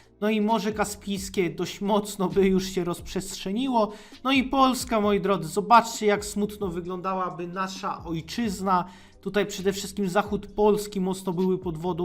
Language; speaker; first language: Polish; native; Polish